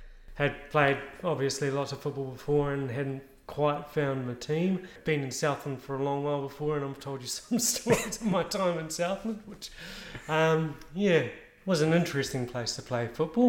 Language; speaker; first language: English; native; English